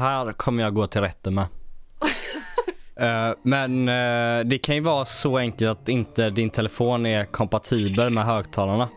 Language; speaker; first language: Swedish; native; Swedish